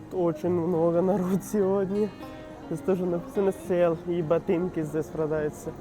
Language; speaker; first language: Russian; non-native, learner; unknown